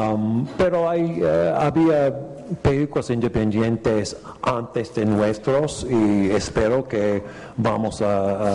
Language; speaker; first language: Spanish; non-native, fluent; English